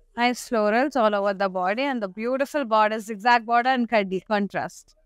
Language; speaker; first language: English; non-native, local second language; Telugu